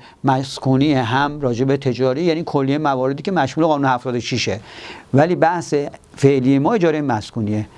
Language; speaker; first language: Persian; native; Persian